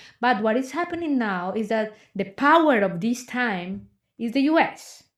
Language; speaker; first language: English; non-native, fluent; Spanish